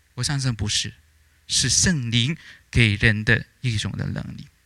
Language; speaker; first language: Chinese; native; Chinese